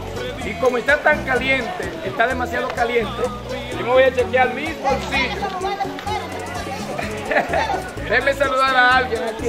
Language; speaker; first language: Spanish; native; Spanish